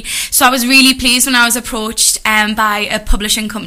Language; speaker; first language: English; native; English